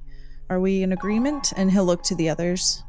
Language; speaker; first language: English; native; English